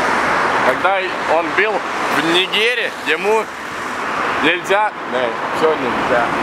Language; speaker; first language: Russian; non-native, local second language; Latvian